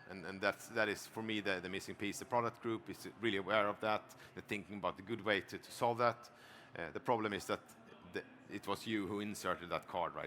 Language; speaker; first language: English; non-native, fluent; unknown